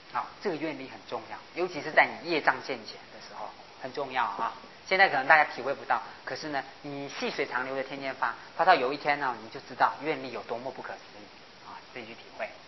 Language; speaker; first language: Chinese; non-native, local second language; Hakka Chinese